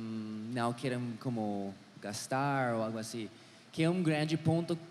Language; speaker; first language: Portuguese; non-native, learner; English